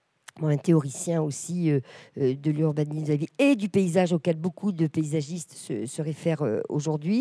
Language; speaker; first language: French; native; French